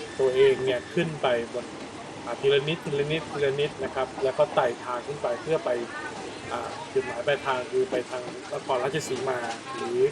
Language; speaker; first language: Thai; native; Thai